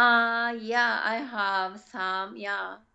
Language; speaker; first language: English; non-native, learner; Japanese